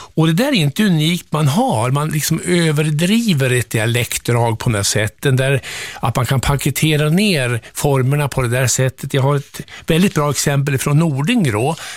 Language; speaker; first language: Swedish; native; Swedish